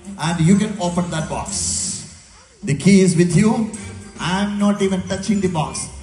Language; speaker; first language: English; non-native, local second language; Malayalam